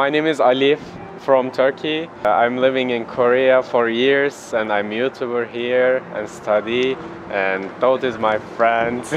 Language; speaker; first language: English; non-native, learner; Turkish